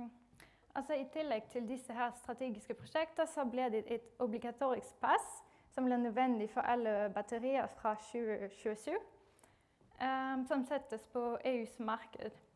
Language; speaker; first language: Norwegian; non-native, fluent; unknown